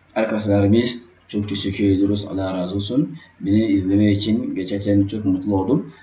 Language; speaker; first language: Turkish; non-native, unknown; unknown